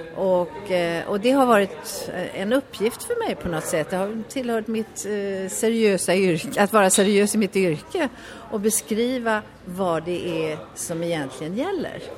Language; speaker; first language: Swedish; native; Swedish